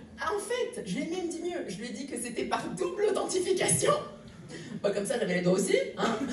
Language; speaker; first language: French; native; French